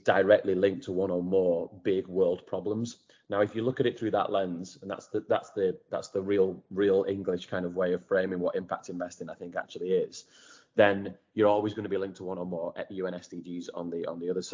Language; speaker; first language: English; native; English